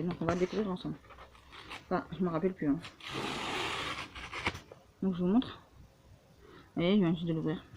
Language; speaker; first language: French; native; French